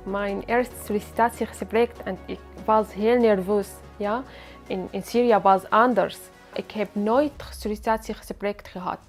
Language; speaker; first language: Dutch; non-native, learner; Arabic